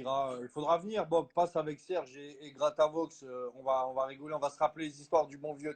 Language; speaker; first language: French; native; French